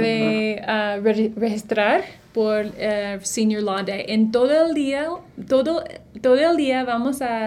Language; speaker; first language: Spanish; non-native, fluent; English